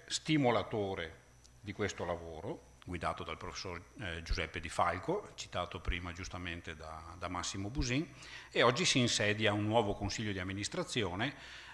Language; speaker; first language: Italian; native; Italian